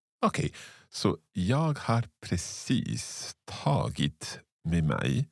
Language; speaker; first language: Swedish; non-native, learner; English